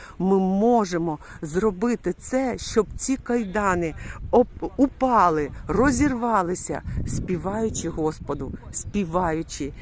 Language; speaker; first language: Ukrainian; non-native, local second language; Russian